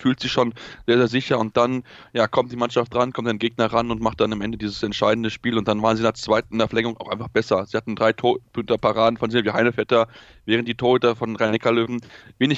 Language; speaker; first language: German; native; German